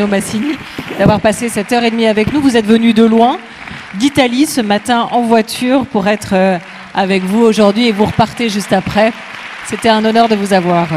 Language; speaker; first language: French; native; French